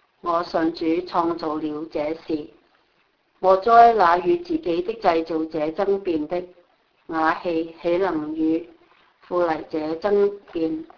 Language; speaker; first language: Chinese; non-native, local second language; Cantonese